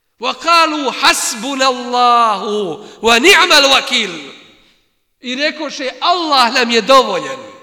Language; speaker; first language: Bosnian; native; Bosnian